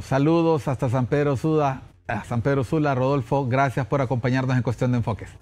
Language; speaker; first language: Spanish; native; Spanish